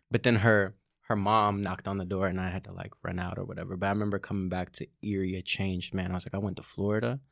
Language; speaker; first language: English; early bilingual, other home language; Russian